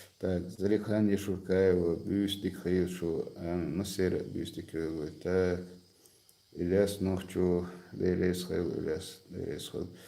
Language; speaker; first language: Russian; non-native, local second language; Chechen